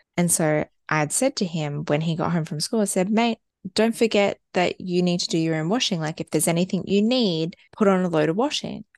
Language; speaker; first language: English; native; English